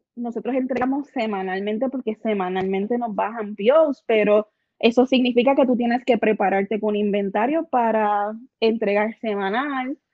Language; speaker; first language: Spanish; native; Spanish